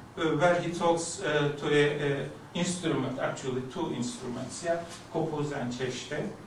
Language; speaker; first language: English; non-native, fluent; Turkish